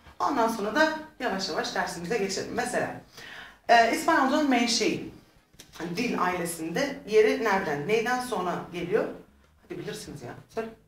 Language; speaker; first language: Turkish; native; Turkish